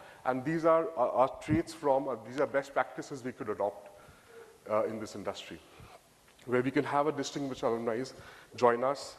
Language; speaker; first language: English; non-native, local second language; Bangla